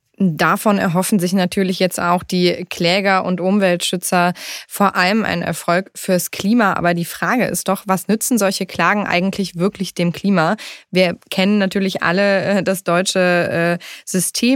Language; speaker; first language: German; native; German